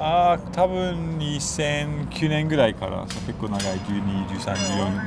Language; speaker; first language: Japanese; non-native, learner; English